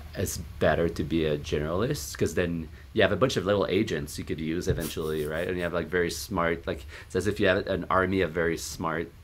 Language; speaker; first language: English; native; English